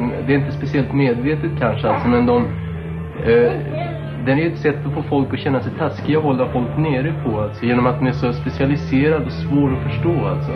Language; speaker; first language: Swedish; native; Swedish